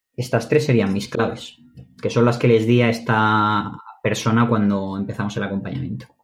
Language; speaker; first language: Spanish; native; Spanish